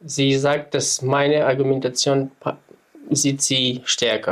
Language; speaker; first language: German; non-native, fluent; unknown